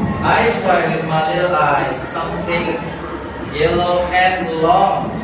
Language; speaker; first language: English; non-native, local second language; Javanese